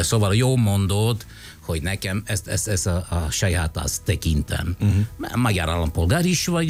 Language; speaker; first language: Hungarian; non-native, fluent; Italian